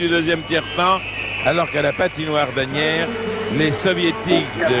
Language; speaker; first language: French; native; French